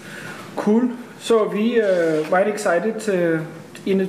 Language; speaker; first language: Danish; non-native, fluent; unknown